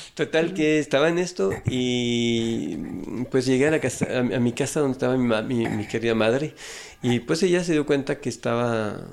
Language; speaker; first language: Spanish; non-native, fluent; French